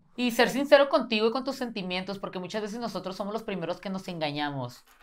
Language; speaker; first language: Spanish; native; Spanish